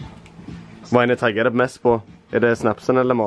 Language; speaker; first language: Swedish; native; Swedish